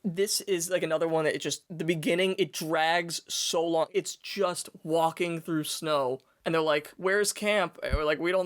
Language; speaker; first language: English; native; English